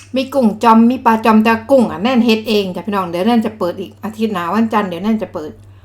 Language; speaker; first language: Thai; native; Thai